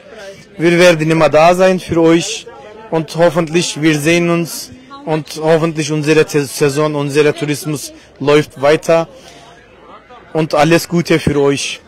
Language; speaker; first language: German; non-native, fluent; Turkish